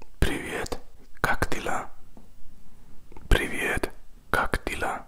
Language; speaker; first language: Russian; non-native, learner; Spanish